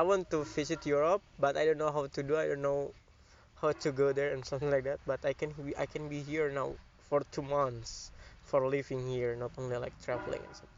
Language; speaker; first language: English; non-native, learner; Indonesian